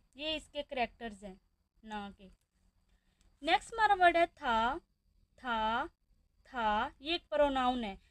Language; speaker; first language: Urdu; native; Urdu